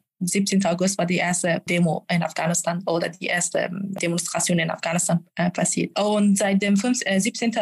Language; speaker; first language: German; non-native, fluent; Persian